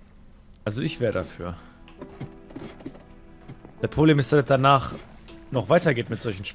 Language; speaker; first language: German; native; German